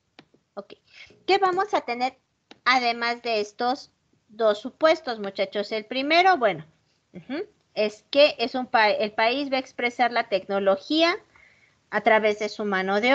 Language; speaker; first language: Spanish; native; Spanish